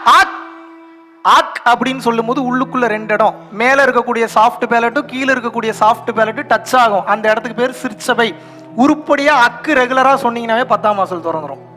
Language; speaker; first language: Tamil; non-native, local second language; Telugu